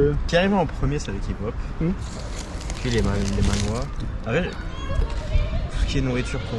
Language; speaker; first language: French; native; French